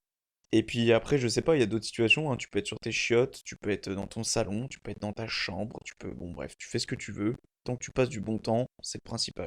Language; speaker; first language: French; native; French